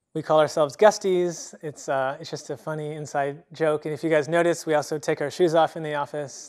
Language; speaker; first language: English; native; English